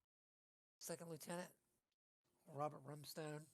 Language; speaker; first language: English; native; English